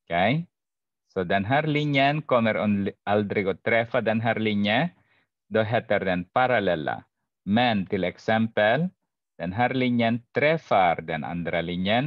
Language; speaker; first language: Swedish; non-native, fluent; Arabic